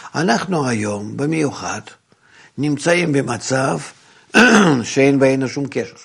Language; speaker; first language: Hebrew; non-native, fluent; Russian